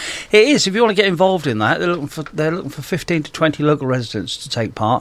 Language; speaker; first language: English; native; English